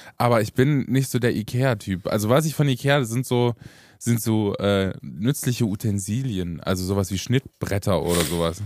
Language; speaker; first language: German; early bilingual, other home language; Romanian